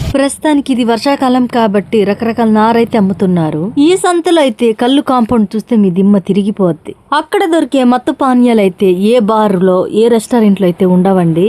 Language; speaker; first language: Telugu; non-native, local second language; Koya